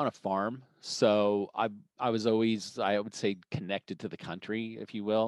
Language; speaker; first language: English; native; English